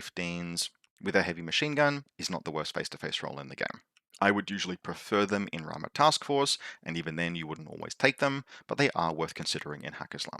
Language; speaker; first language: English; native; English